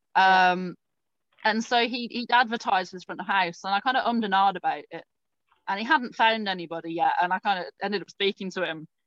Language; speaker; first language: English; native; English